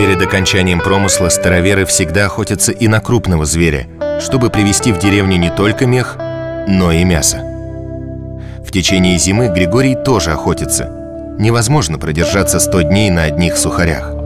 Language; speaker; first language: Russian; native; Russian